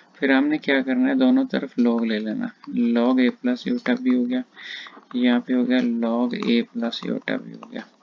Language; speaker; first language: Hindi; non-native, local second language; Punjabi